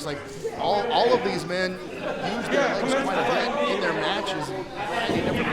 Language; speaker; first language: English; native; English